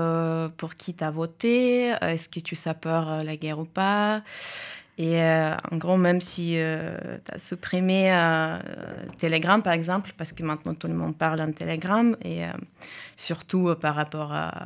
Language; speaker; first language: French; non-native, fluent; Russian